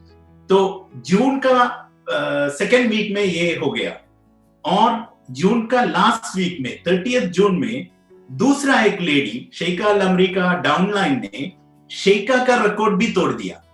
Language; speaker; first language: Hindi; non-native, local second language; Malayalam